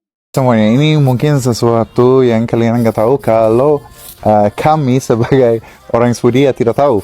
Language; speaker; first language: Indonesian; non-native, fluent; Swedish